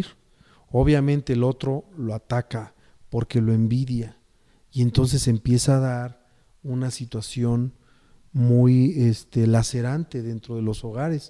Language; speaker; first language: Spanish; native; Spanish